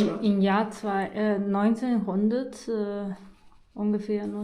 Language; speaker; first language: German; non-native, learner; Chinese